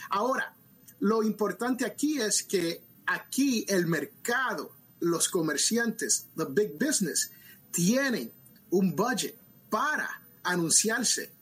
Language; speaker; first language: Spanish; early bilingual, other home language; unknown